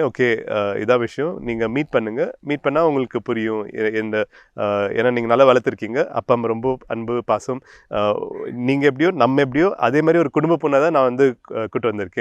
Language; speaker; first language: Tamil; native; Tamil